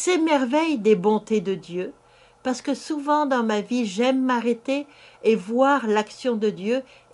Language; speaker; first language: French; native; French